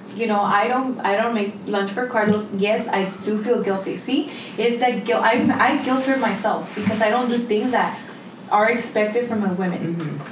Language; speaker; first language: English; early bilingual, other home language; Spanish